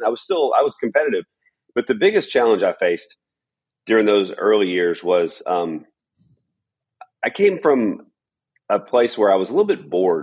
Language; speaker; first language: English; native; English